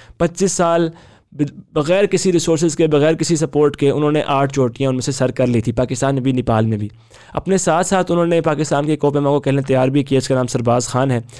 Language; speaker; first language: Hindi; native; Hindi